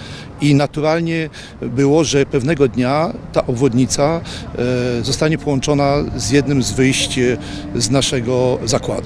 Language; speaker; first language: Polish; native; Polish